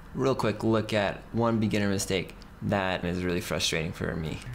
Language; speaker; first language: English; native; English